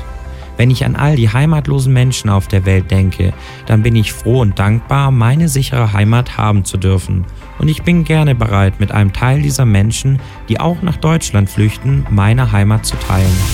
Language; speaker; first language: German; native; German